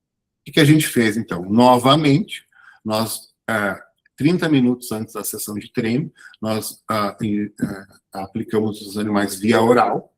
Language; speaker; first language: Portuguese; native; Portuguese